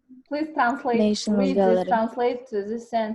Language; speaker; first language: English; non-native, learner; Kazakh